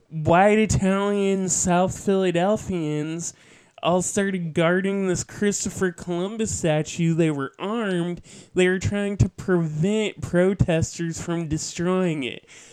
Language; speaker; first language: English; native; English